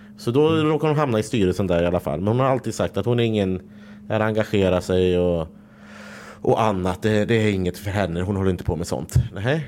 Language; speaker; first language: Swedish; native; Swedish